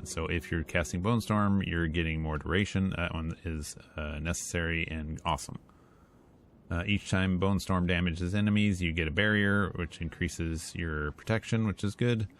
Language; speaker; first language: English; native; English